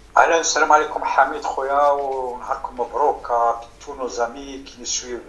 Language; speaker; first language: French; non-native, local second language; Arabic